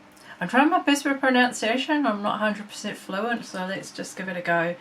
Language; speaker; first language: English; native; English